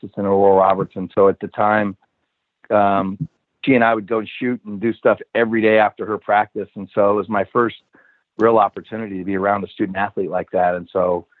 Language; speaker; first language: English; native; English